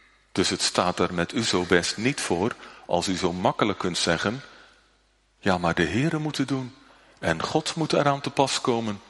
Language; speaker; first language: Dutch; native; Dutch